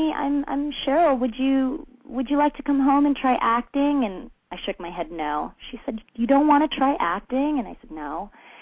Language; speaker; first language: English; native; English